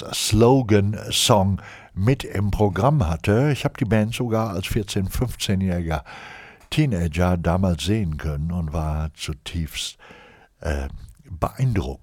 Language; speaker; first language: German; native; German